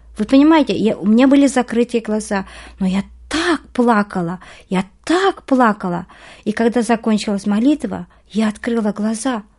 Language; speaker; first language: Russian; non-native, local second language; Kazakh